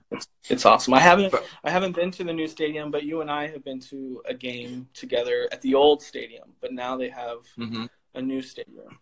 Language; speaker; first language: English; native; English